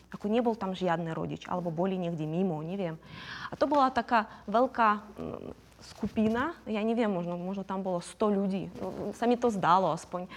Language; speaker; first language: Slovak; non-native, fluent; Ukrainian